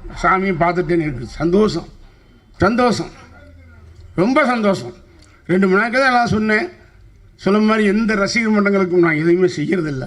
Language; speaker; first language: Tamil; native; Tamil